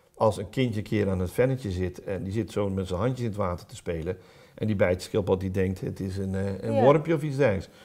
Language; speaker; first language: Dutch; native; Dutch